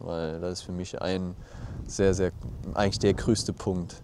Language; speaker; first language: German; native; German